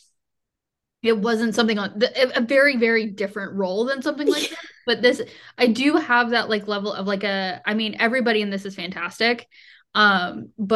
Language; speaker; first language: English; native; English